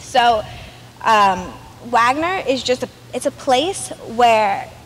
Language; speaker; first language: English; native; English